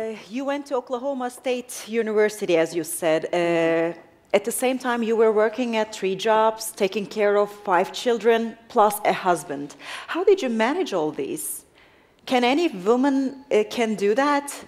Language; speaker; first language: English; non-native, fluent; Turkish